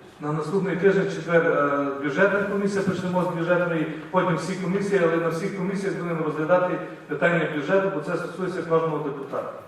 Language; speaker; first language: Ukrainian; native; Ukrainian